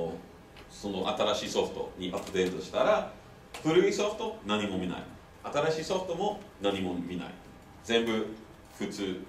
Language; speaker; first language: Japanese; non-native, fluent; English